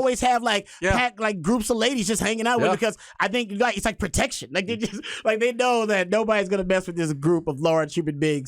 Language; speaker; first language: English; native; English